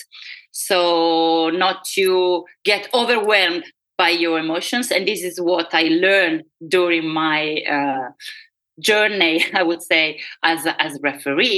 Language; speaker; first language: English; non-native, fluent; Italian